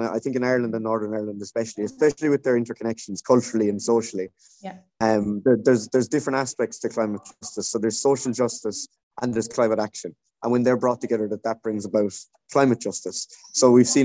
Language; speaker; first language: English; native; English